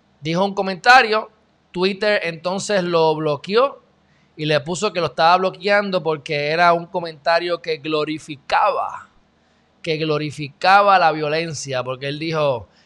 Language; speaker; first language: Spanish; native; Spanish